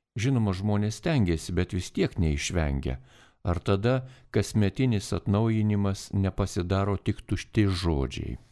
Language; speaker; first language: Lithuanian; native; Lithuanian